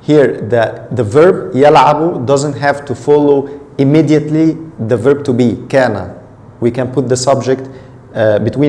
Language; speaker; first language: English; non-native, fluent; Arabic